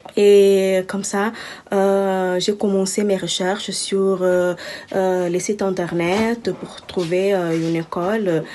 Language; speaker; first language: French; non-native, learner; Kabuverdianu